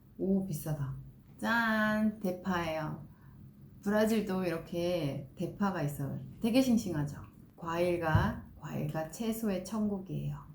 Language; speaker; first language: Korean; native; Korean